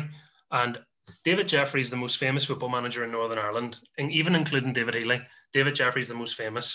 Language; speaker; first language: English; native; English